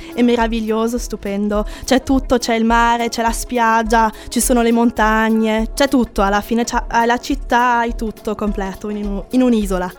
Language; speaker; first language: Italian; non-native, local second language; German